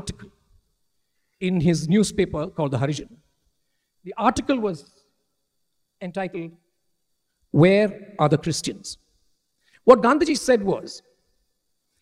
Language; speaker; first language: English; non-native, local second language; Malayalam